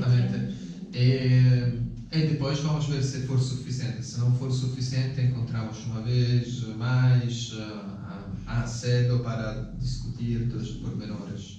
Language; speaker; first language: Portuguese; non-native, fluent; Italian